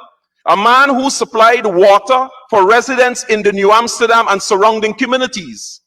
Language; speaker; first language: English; native; English